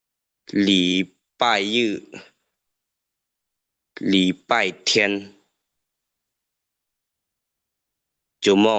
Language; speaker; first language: Chinese; non-native, learner; Lao